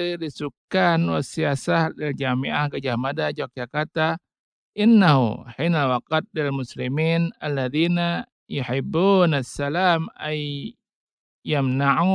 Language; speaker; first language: Arabic; non-native, fluent; Indonesian